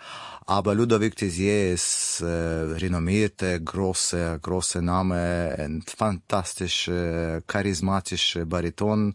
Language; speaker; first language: German; non-native, learner; Russian